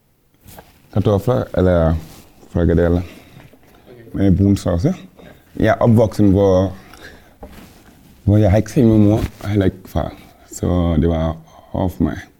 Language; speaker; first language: Danish; non-native, learner; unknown